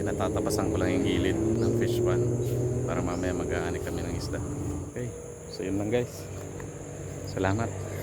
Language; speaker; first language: Filipino; non-native, local second language; Iloko